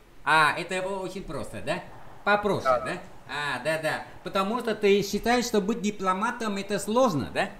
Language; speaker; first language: Russian; non-native, fluent; Vietnamese